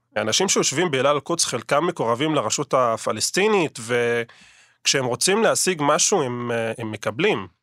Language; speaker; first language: Hebrew; non-native, local second language; Arabic